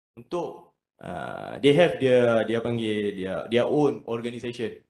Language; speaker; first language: English; non-native, local second language; Malay